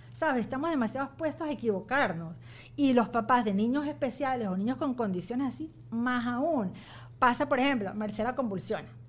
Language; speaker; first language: Spanish; native; Spanish